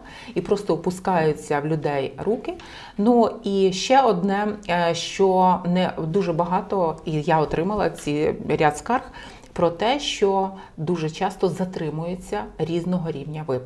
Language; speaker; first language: Ukrainian; native; Ukrainian